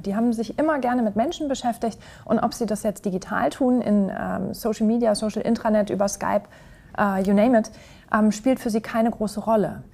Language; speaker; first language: German; native; German